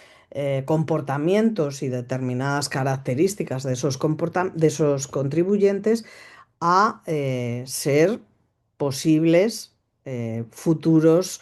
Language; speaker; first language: Spanish; native; Spanish